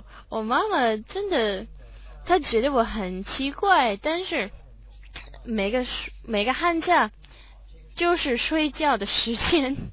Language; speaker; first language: Chinese; non-native, learner; English